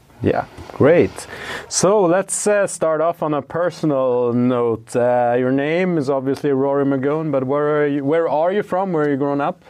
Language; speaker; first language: English; non-native, fluent; Swedish